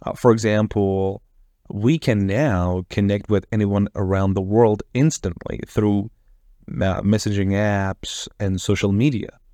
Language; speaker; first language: English; non-native, fluent; Persian